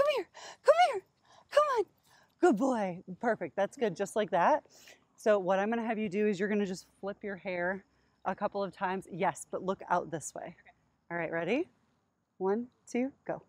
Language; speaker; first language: English; native; English